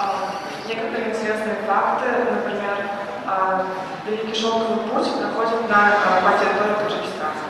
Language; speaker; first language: Russian; non-native, fluent; Tajik